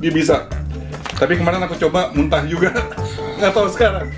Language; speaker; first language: Indonesian; native; Indonesian